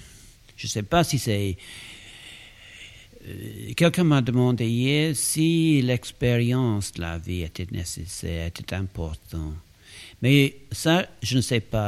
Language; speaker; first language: French; non-native, fluent; English